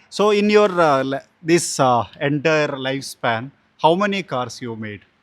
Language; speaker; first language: English; non-native, local second language; Malayalam